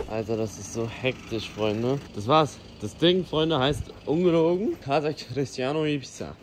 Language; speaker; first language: German; native; German